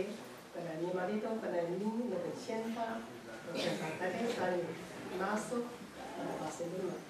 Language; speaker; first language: Spanish; non-native, learner; Chinese